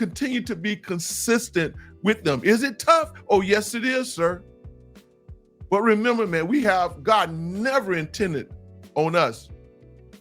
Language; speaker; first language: English; native; English